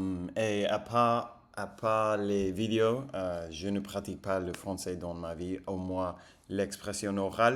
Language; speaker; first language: French; non-native, fluent; English